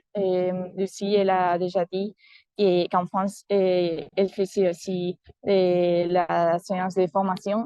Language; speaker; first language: French; non-native, fluent; Spanish